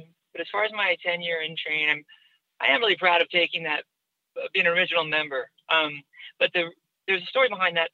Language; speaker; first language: English; native; English